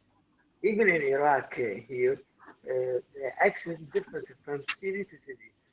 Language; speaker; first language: English; non-native, learner; Arabic